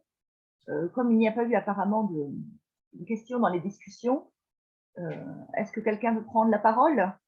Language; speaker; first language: French; native; French